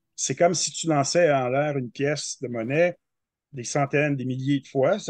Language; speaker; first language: French; native; French